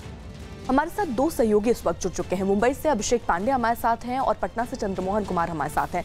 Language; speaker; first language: Hindi; native; Hindi